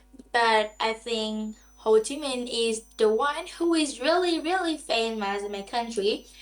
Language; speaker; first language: English; non-native, learner; Vietnamese